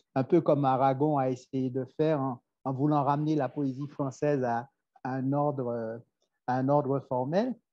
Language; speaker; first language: French; native; French